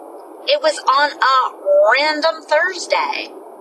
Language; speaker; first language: English; native; English